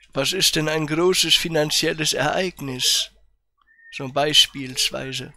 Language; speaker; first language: German; native; German